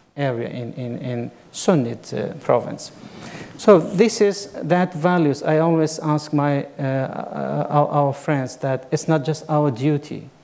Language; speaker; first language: English; non-native, fluent; Kurdish